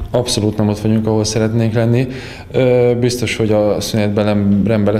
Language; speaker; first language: Hungarian; native; Hungarian